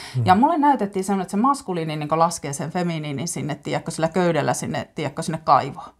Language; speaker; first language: Finnish; native; Finnish